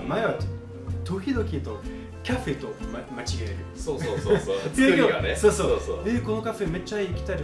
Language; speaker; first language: Japanese; non-native, learner; French